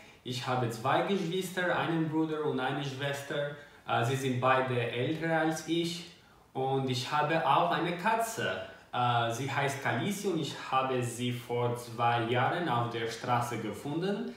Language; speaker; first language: German; non-native, learner; Albanian